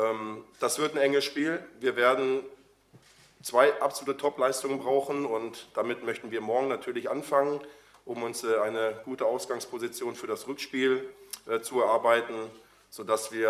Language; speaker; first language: German; native; German